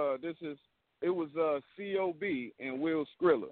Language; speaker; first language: English; native; English